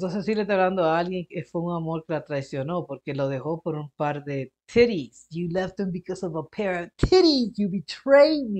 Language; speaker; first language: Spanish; early bilingual, heritage; Spanish